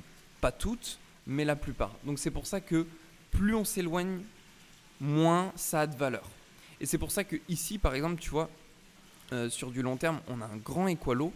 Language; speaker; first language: French; native; French